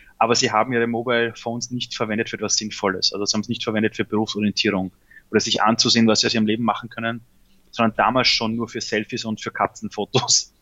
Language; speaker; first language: German; early bilingual, other home language; Persian